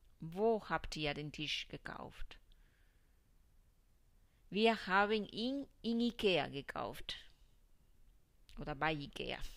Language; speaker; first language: German; non-native, fluent; Spanish